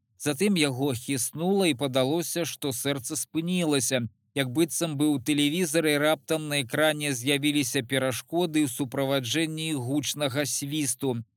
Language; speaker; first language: Belarusian; native; Belarusian